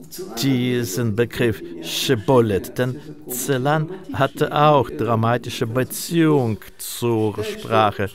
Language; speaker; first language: German; non-native, fluent; Russian